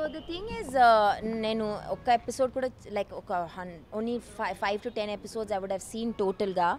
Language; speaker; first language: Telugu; non-native, learner; Malayalam